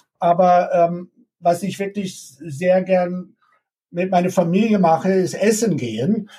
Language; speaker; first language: German; non-native, fluent; English